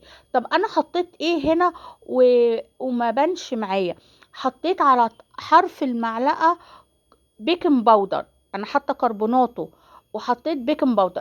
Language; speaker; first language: Arabic; native; Arabic